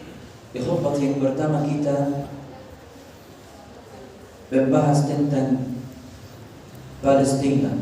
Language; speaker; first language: Indonesian; non-native, fluent; Arabic